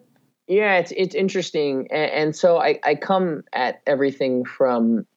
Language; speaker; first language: English; native; English